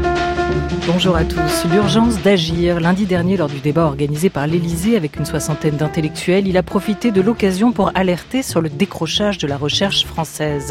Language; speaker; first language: French; native; French